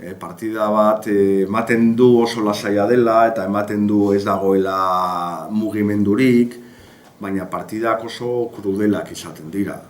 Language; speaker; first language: Basque; non-native, local second language; Spanish